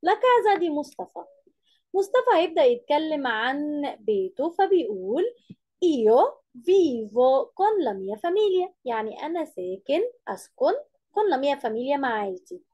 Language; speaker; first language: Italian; non-native, fluent; Arabic